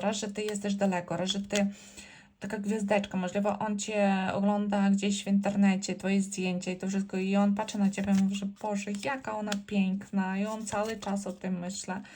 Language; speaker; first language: Polish; non-native, learner; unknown